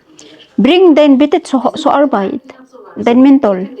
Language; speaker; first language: German; non-native, learner; Filipino